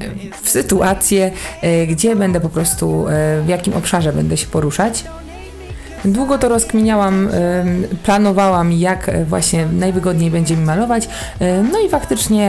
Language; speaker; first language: Polish; native; Polish